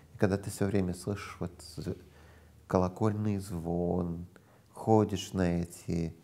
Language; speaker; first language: Russian; non-native, fluent; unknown